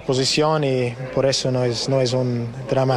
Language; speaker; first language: Spanish; non-native, learner; English